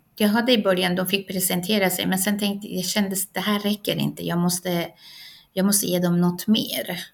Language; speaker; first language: Swedish; non-native, fluent; Persian